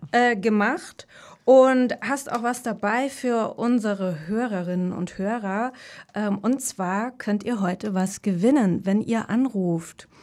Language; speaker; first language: German; native; German